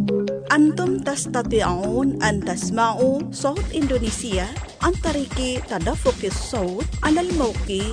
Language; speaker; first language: Arabic; non-native, fluent; Indonesian